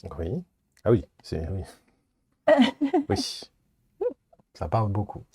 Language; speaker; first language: French; native; French